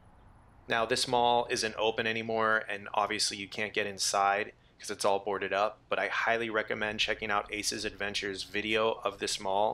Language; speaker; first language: English; native; English